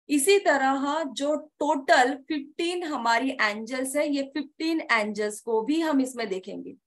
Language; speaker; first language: Hindi; non-native, local second language; Marathi